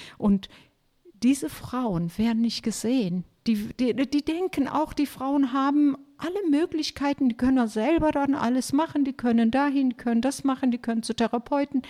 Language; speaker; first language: German; non-native, fluent; Turkish